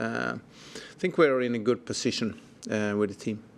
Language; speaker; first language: English; non-native, fluent; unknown